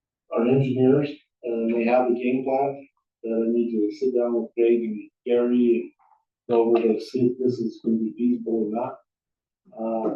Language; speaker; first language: English; native; English